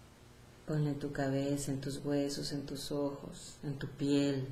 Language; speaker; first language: Spanish; native; Spanish